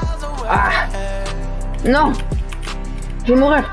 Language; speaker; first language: French; native; French